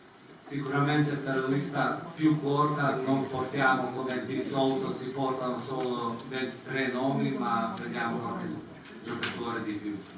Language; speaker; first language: Italian; non-native, fluent; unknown